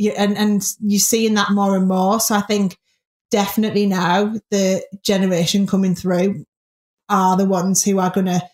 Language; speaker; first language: English; native; English